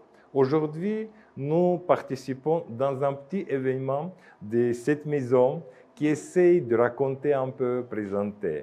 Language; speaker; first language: French; non-native, fluent; Russian